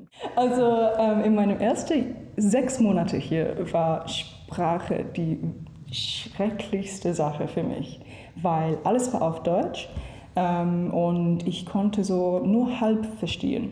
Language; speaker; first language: German; non-native, learner; English